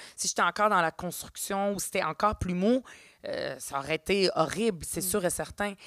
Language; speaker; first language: French; early bilingual, other home language; Arabic